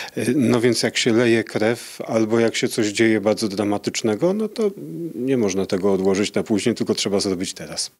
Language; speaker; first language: Polish; native; Polish